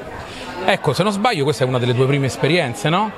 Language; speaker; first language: Italian; native; Italian